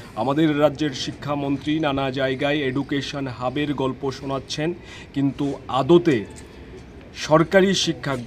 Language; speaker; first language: Bangla; native; Bangla